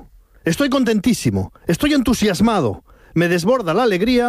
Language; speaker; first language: Spanish; native; Spanish